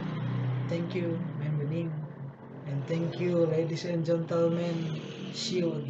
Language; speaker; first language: English; non-native, learner; Indonesian